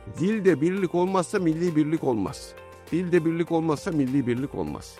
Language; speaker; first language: Turkish; native; Turkish